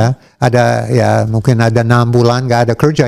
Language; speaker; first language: Indonesian; non-native, learner; English